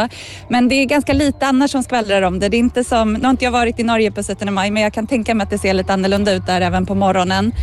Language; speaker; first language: Swedish; native; Swedish